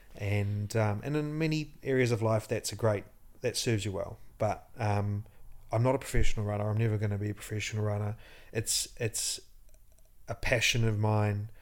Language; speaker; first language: English; native; English